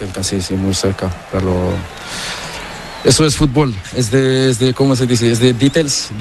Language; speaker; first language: Spanish; non-native, learner; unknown